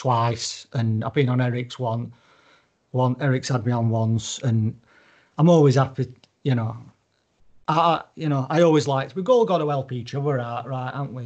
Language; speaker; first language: English; native; English